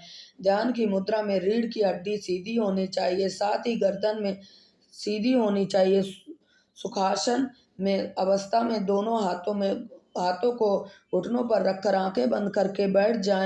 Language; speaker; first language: Hindi; native; Hindi